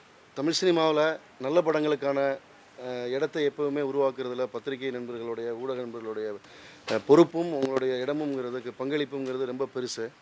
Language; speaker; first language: Tamil; native; Tamil